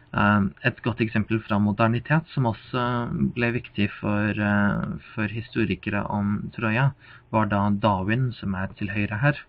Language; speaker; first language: Norwegian; non-native, fluent; English